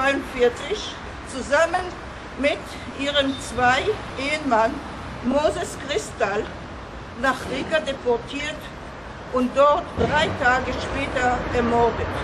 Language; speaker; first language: German; non-native, fluent; Hebrew